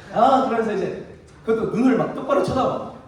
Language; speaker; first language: Korean; native; Korean